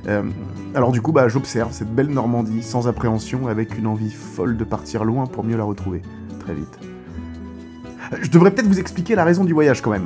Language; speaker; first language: French; native; French